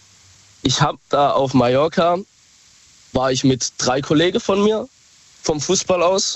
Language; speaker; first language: German; native; German